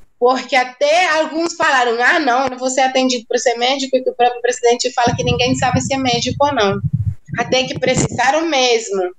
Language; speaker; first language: Portuguese; non-native, fluent; Spanish